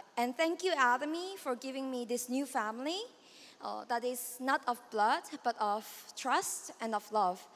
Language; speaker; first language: English; non-native, fluent; Korean